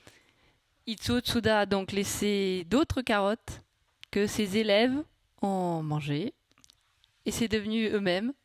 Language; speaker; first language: French; native; French